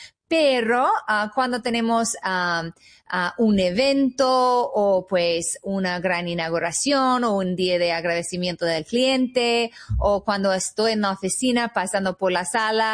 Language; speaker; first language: Spanish; non-native, fluent; English